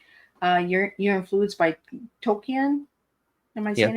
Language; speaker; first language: English; native; English